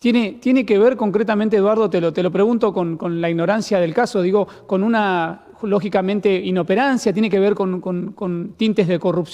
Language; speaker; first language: Spanish; native; Spanish